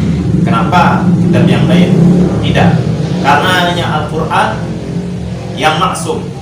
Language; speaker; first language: Indonesian; native; Indonesian